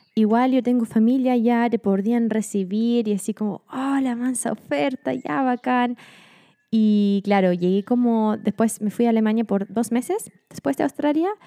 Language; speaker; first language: Spanish; non-native, fluent; German